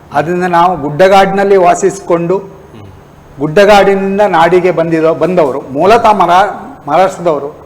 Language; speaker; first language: Kannada; non-native, local second language; Marathi